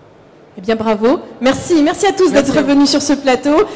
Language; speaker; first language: French; native; French